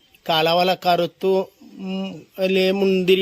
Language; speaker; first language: Malayalam; non-native, learner; Hindi